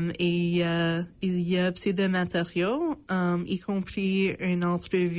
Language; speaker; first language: French; non-native, local second language; English